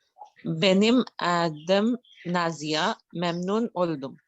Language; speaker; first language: Turkish; non-native, learner; Urdu